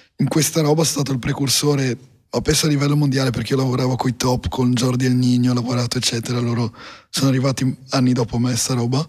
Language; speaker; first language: Italian; native; Italian